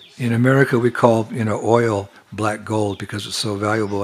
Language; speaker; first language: English; native; English